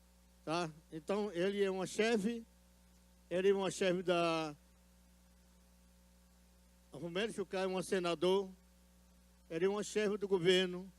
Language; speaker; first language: Portuguese; non-native, local second language; Yanomámi